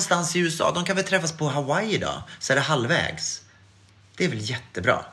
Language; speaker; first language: Swedish; native; Swedish